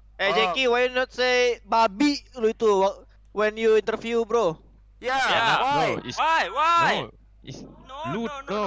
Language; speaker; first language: English; non-native, learner; Indonesian